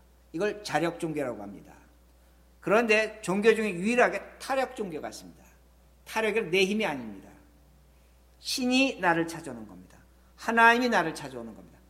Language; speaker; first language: Korean; native; Korean